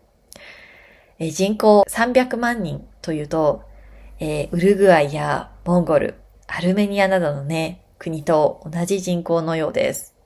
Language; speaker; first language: Japanese; native; Japanese